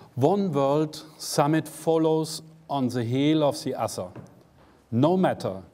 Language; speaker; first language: English; non-native, fluent; German